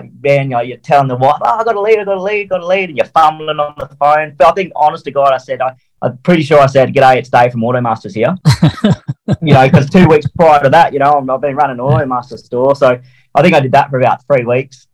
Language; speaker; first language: English; native; English